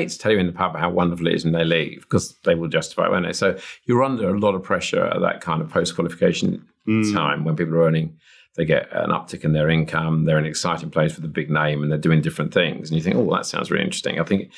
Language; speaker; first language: English; native; English